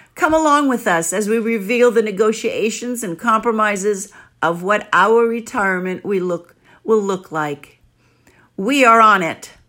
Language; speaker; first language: English; early bilingual, other home language; Greek